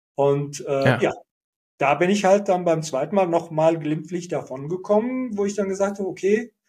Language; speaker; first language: German; native; German